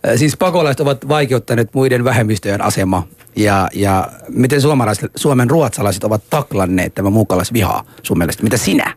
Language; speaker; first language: Finnish; non-native, fluent; Arabic